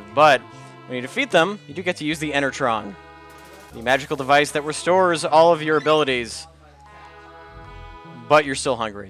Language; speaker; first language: English; native; English